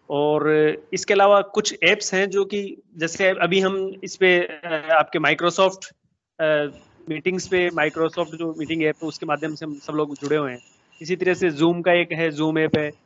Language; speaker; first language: Hindi; native; Hindi